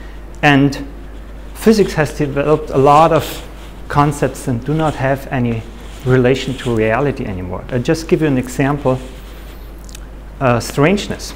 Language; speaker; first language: English; non-native, fluent; German